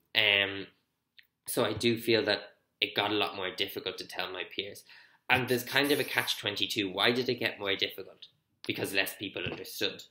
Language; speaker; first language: English; native; English